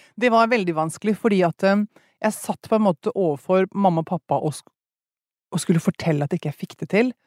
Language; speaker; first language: Norwegian; native; Norwegian